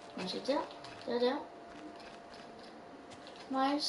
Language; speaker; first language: Danish; non-native, learner; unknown